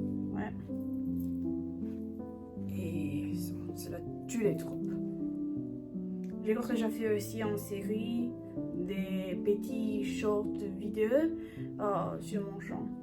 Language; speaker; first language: French; non-native, learner; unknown